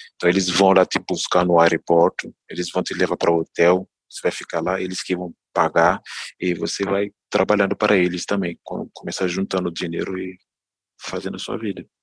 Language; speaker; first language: Portuguese; non-native, fluent; Dyula